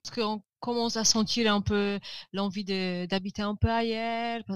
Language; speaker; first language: French; non-native, fluent; Polish